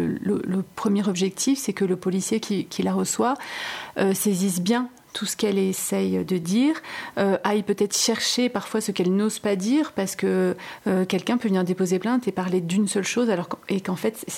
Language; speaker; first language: French; native; French